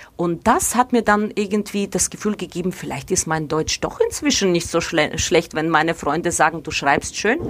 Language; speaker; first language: German; non-native, fluent; Russian